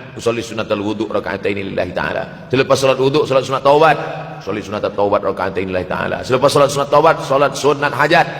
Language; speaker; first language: Malay; native; Malay